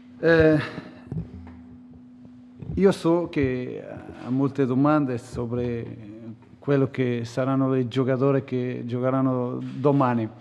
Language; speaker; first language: Italian; non-native, learner; Portuguese